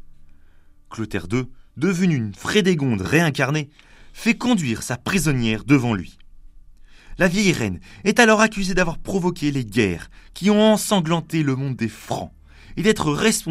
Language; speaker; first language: French; native; French